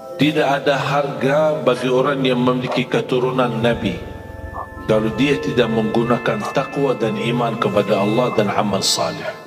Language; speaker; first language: Malay; non-native, fluent; Arabic